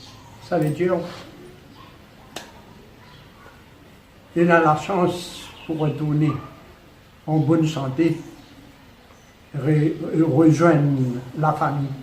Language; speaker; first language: French; non-native, local second language; Morisyen